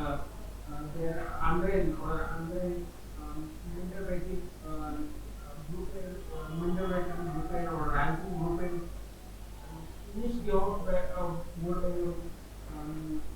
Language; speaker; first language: German; non-native, learner; Hindi